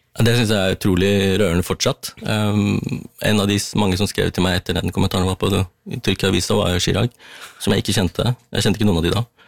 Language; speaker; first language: Norwegian; early bilingual, other home language; Tamil